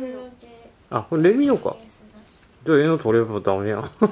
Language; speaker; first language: Japanese; native; Japanese